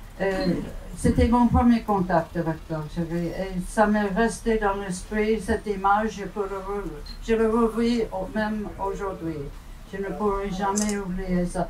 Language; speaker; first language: French; non-native, fluent; English